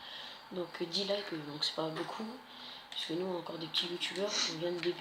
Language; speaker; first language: French; native; French